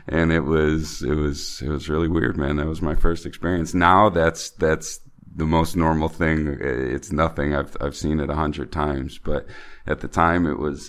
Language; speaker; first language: English; native; English